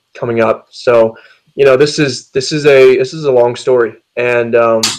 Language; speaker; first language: English; native; English